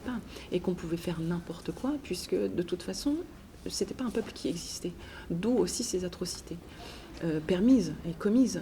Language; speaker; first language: French; native; French